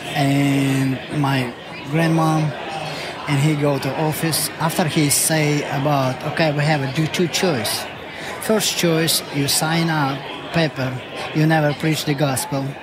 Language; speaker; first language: English; non-native, learner; Ukrainian